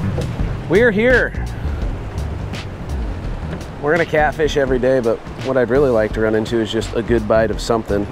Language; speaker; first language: English; native; English